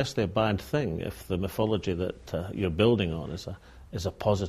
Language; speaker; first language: English; native; English